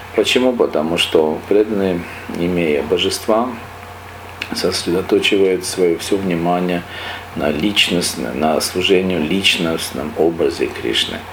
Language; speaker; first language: Russian; non-native, local second language; Armenian